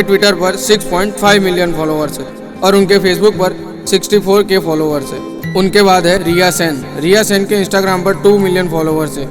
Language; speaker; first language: Hindi; native; Hindi